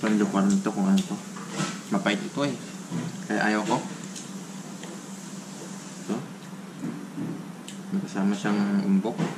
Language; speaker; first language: Korean; non-native, learner; Filipino